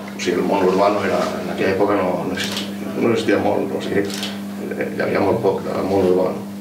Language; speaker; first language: Catalan; non-native, local second language; Spanish